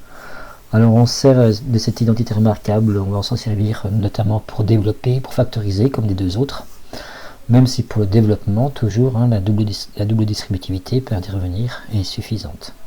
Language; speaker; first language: French; native; French